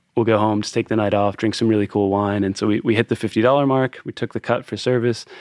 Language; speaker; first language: English; native; English